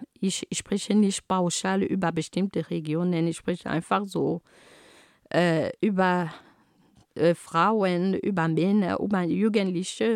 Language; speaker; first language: German; non-native, fluent; Ghomala